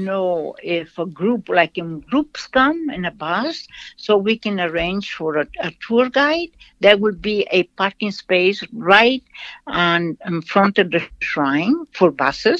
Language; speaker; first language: English; non-native, fluent; Portuguese